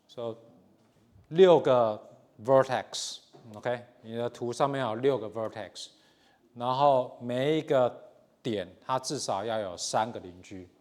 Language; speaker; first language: Chinese; native; Chinese